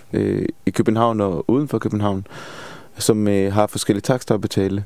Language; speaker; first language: Danish; non-native, fluent; Hebrew